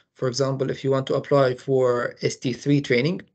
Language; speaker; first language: English; non-native, fluent; Arabic